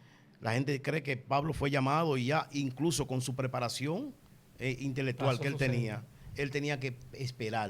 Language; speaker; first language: Spanish; native; Spanish